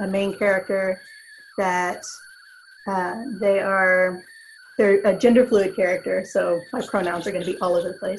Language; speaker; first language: English; native; English